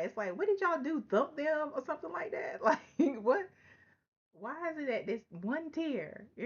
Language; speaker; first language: English; native; English